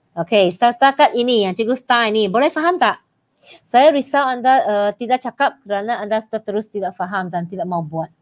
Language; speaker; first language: Malay; non-native, local second language; Chinese